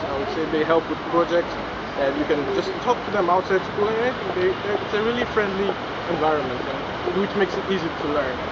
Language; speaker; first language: English; non-native, fluent; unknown